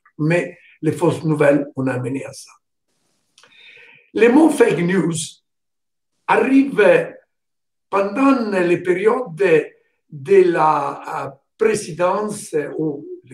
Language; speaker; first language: French; non-native, fluent; Italian